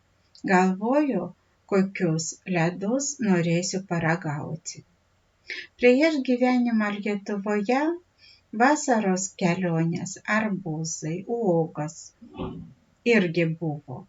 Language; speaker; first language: Lithuanian; non-native, fluent; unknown